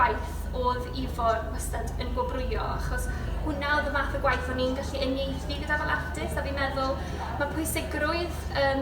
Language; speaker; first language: Welsh; native; Welsh